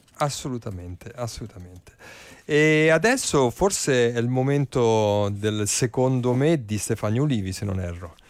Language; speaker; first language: Italian; native; Italian